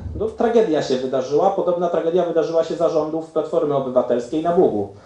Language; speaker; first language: Polish; native; Polish